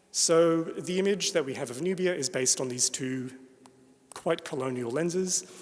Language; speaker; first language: English; native; English